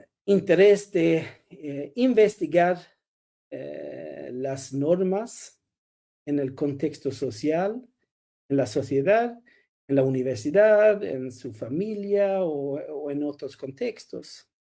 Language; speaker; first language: Spanish; non-native, fluent; Swedish